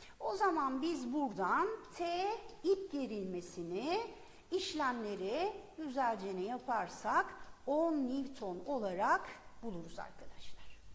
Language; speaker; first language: Turkish; native; Turkish